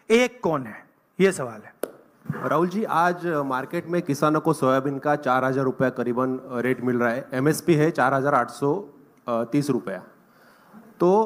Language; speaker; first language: Hindi; native; Hindi